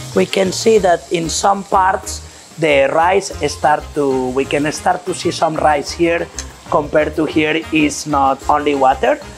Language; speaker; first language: English; non-native, fluent; Catalan